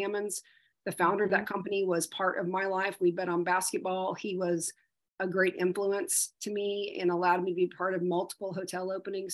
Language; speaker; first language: English; native; English